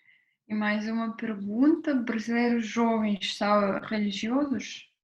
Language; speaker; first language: Portuguese; non-native, fluent; Russian